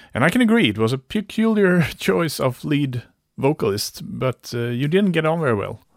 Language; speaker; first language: English; non-native, fluent; Swedish